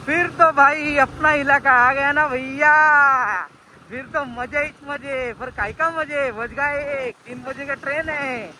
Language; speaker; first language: Hindi; non-native, local second language; Marathi